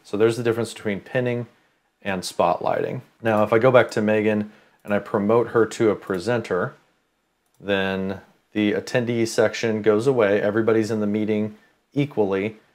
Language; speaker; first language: English; native; English